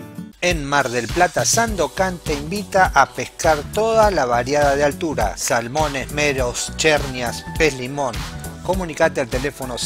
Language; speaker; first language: Spanish; native; Spanish